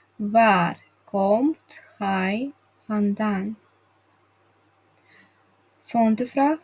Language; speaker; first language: Dutch; non-native, fluent; Russian